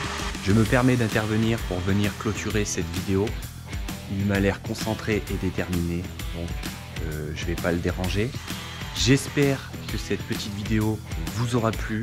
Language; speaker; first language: French; native; French